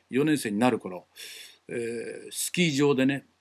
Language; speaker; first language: Japanese; native; Japanese